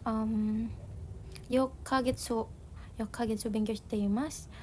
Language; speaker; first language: Japanese; non-native, learner; Indonesian